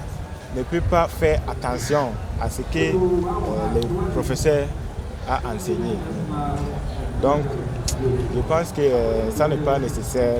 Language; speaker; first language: French; non-native, learner; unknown